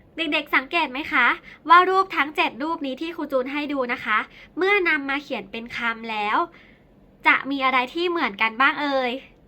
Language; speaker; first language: Thai; native; Thai